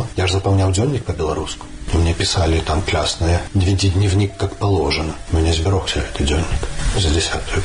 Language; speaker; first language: Belarusian; native; Belarusian